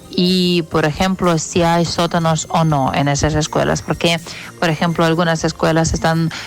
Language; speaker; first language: Spanish; non-native, fluent; Ukrainian